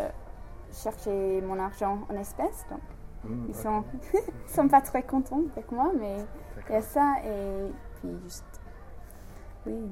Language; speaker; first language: French; non-native, learner; English